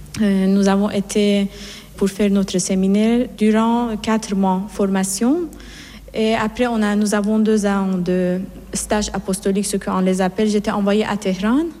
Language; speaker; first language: French; non-native, fluent; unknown